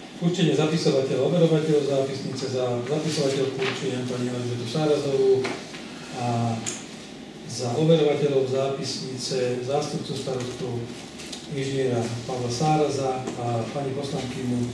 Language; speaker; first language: Slovak; non-native, local second language; Hungarian